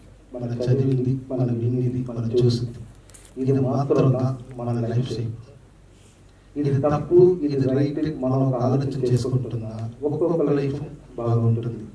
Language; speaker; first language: Telugu; non-native, learner; Tamil